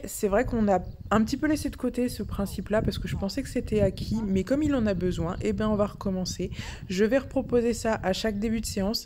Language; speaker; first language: French; native; French